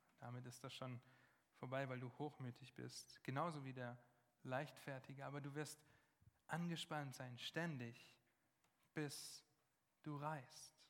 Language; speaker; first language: German; non-native, fluent; English